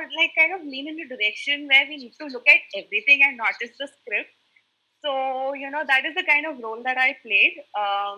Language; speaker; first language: English; non-native, local second language; Hindi